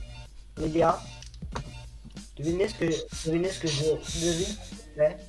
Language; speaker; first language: French; native; French